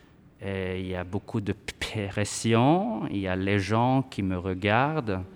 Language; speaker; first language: French; non-native, fluent; Swedish